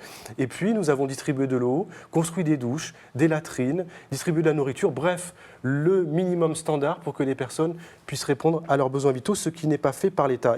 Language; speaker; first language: French; native; French